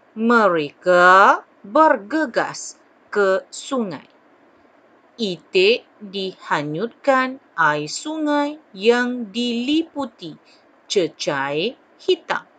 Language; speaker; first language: Malay; non-native, local second language; Chinese